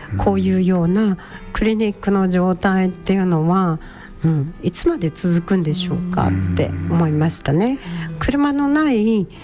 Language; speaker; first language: Japanese; native; Japanese